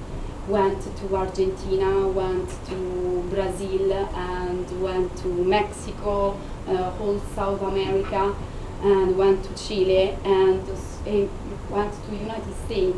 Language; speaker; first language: English; non-native, fluent; Italian